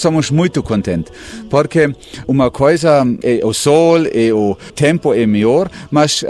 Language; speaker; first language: Portuguese; non-native, learner; German